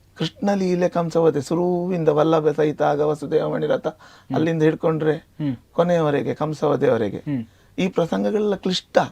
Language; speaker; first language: Kannada; native; Kannada